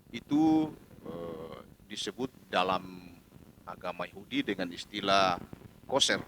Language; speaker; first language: Indonesian; native; Indonesian